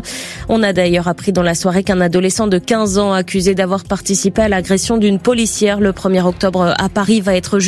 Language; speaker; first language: French; native; French